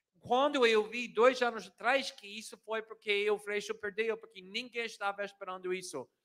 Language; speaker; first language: Portuguese; non-native, fluent; English